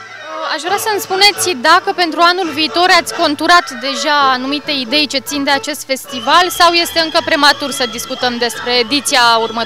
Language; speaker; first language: Romanian; native; Romanian